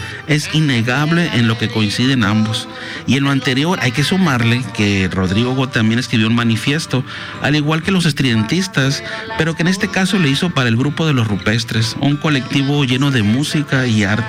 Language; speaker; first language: Spanish; native; Spanish